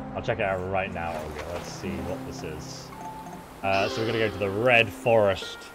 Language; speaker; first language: English; native; English